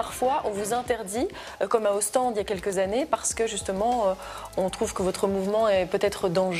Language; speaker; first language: French; native; French